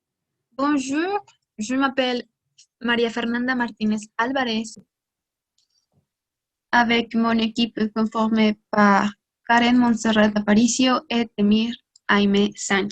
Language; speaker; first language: French; non-native, learner; Spanish